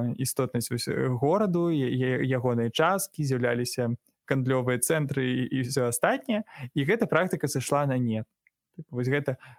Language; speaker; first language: Belarusian; non-native, local second language; Russian